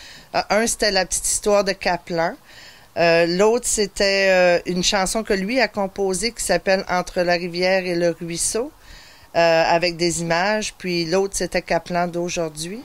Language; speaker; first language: French; native; French